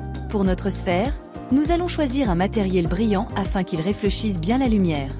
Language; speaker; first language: French; native; French